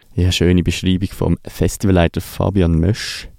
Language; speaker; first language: German; native; German